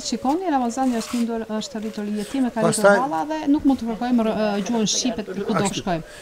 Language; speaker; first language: Albanian; native; Albanian